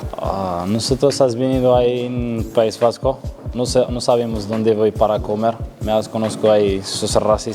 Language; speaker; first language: Spanish; non-native, learner; Arabic